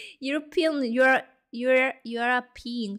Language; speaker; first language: English; non-native, learner; Spanish